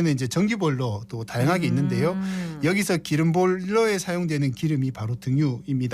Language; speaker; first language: Korean; native; Korean